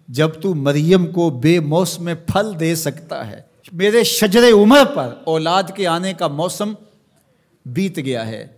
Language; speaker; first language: Urdu; non-native, local second language; Punjabi